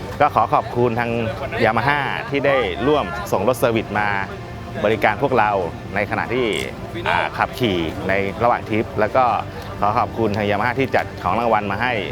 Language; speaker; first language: Thai; native; Thai